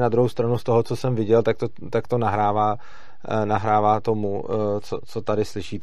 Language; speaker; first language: Czech; native; Czech